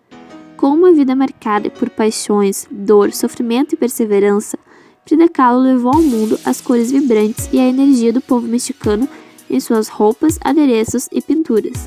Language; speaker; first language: Portuguese; native; Portuguese